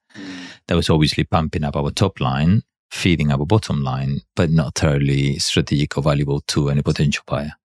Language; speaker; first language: English; non-native, fluent; Spanish